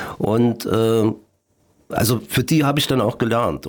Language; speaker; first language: German; native; German